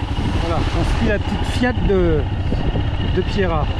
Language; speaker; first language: French; native; French